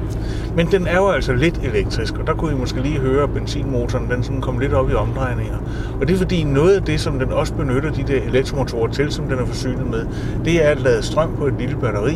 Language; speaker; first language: Danish; native; Danish